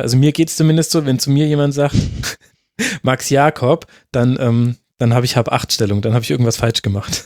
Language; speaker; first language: German; native; German